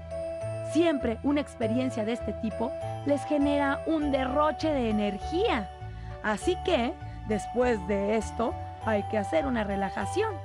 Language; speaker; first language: Spanish; native; Spanish